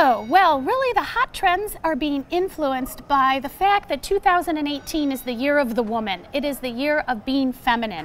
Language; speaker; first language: English; native; English